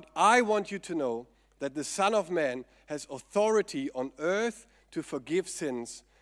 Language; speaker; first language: English; non-native, fluent; German